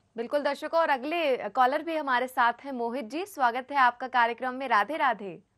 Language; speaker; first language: Hindi; native; Hindi